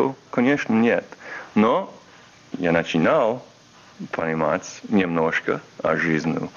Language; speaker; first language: Russian; non-native, fluent; English